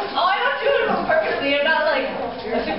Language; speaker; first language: English; native; English